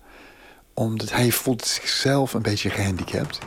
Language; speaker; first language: Dutch; non-native, fluent; English